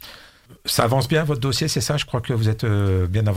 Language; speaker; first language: French; native; French